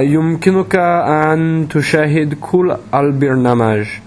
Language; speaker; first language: Arabic; non-native, learner; English